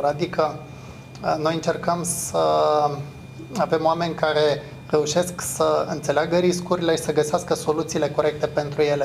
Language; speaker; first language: Romanian; native; Romanian